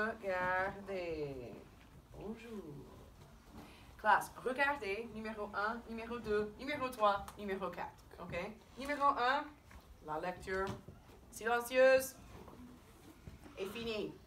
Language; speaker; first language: French; non-native, fluent; English